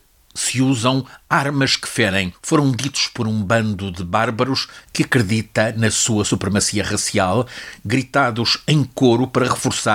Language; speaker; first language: Portuguese; native; Portuguese